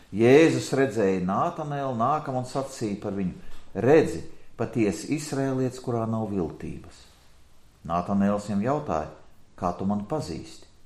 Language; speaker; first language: Latvian; native; Latvian